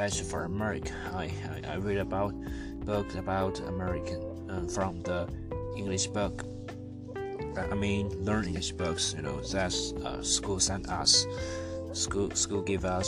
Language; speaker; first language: English; non-native, learner; Chinese